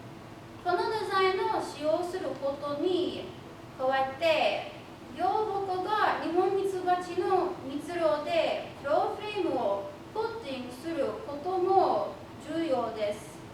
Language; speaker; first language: Japanese; non-native, fluent; English